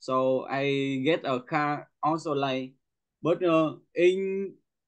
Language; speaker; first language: English; non-native, learner; Vietnamese